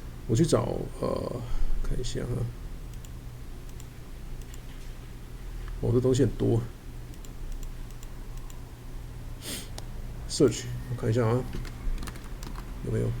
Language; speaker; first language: Chinese; native; Chinese